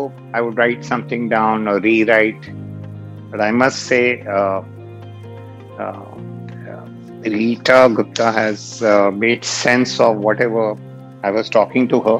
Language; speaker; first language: English; non-native, local second language; Hindi